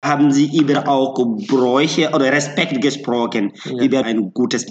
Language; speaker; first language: German; non-native, learner; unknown